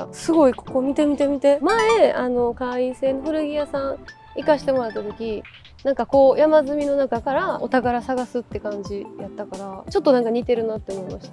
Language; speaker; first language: Japanese; native; Japanese